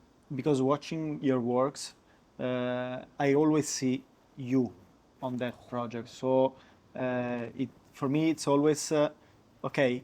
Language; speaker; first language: English; non-native, learner; Italian